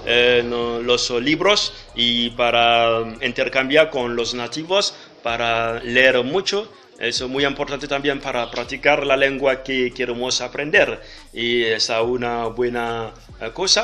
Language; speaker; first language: Spanish; non-native, learner; French